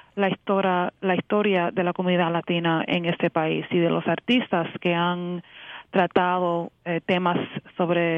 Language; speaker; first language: Spanish; early bilingual, heritage; Spanish